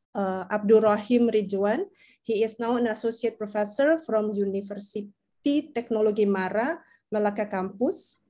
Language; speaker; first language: English; non-native, fluent; Indonesian